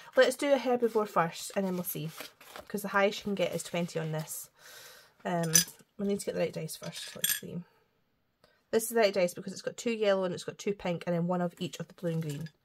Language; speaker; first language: English; native; English